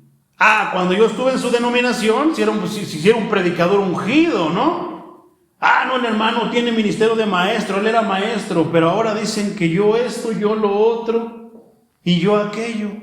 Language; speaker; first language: Spanish; native; Spanish